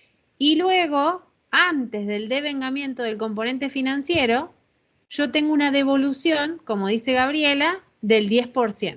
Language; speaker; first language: Spanish; native; Spanish